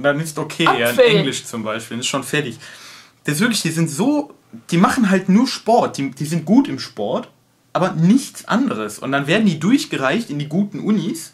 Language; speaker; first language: German; native; German